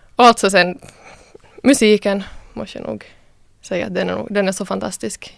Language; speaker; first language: Swedish; native; Swedish